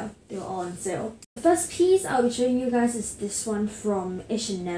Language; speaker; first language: English; native; English